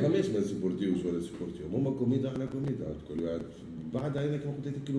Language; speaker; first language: Arabic; native; Arabic